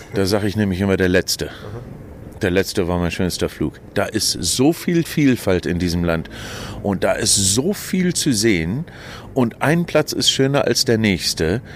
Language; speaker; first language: German; native; German